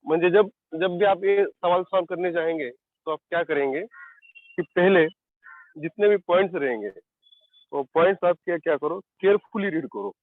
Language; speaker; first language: Hindi; non-native, local second language; Marathi